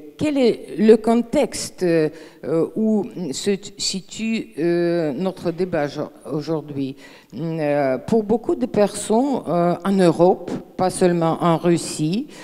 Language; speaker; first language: French; non-native, fluent; Russian